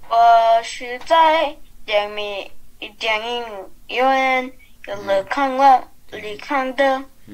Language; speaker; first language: Chinese; non-native, learner; English